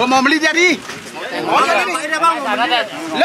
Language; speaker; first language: English; non-native, learner; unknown